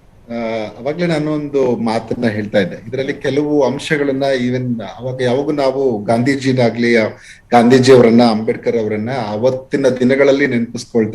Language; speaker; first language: Kannada; native; Kannada